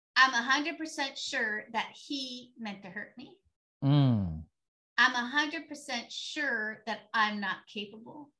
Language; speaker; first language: English; native; English